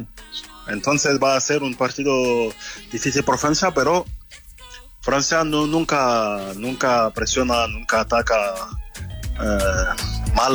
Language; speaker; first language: Spanish; non-native, fluent; French